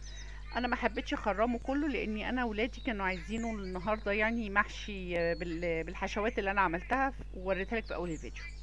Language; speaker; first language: Arabic; native; Arabic